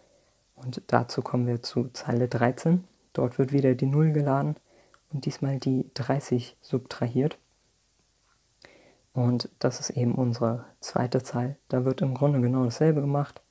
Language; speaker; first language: German; native; German